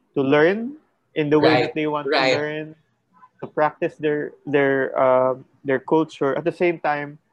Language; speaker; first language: English; non-native, local second language; Filipino